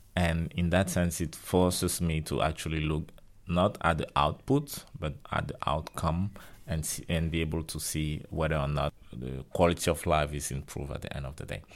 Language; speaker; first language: English; non-native, local second language; French